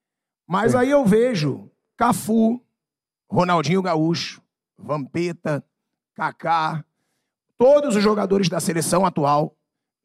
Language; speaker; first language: Portuguese; native; Portuguese